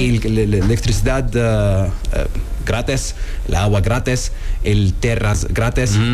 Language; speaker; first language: Spanish; non-native, learner; Arabic